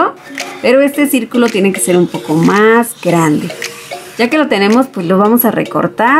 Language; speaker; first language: Spanish; native; Spanish